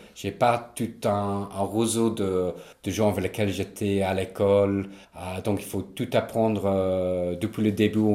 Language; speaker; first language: French; non-native, fluent; English